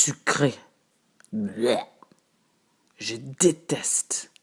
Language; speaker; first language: French; non-native, fluent; Portuguese